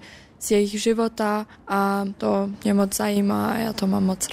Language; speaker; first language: Czech; early bilingual, heritage; Czech